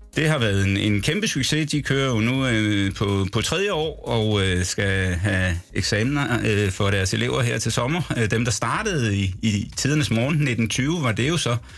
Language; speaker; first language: Danish; native; Danish